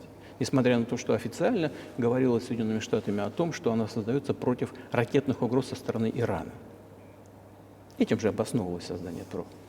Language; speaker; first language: Russian; native; Russian